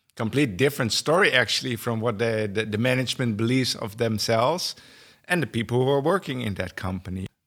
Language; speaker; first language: English; non-native, fluent; Dutch